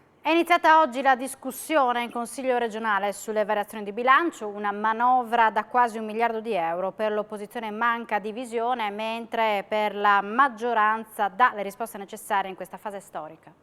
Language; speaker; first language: Italian; native; Italian